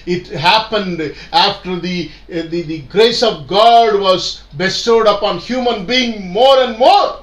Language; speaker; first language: English; non-native, local second language; Tamil